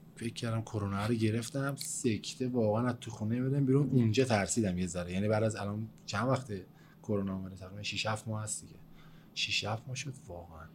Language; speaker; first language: Persian; native; Persian